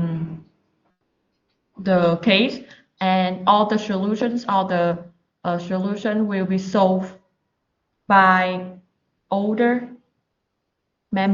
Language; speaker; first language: English; non-native, learner; Vietnamese